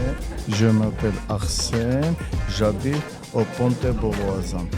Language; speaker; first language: French; non-native, learner; Armenian